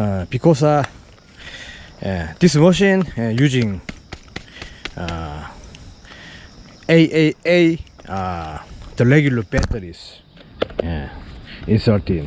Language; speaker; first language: English; non-native, learner; Korean